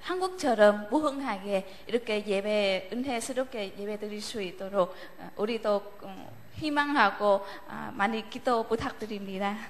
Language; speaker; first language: Korean; non-native, learner; Vietnamese